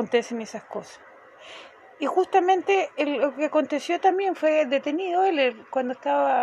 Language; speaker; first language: Portuguese; non-native, fluent; Spanish